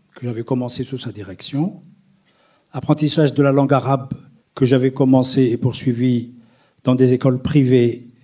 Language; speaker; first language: French; non-native, local second language; Arabic